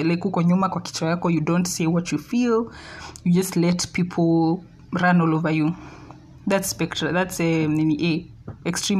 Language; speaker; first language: English; non-native, local second language; Swahili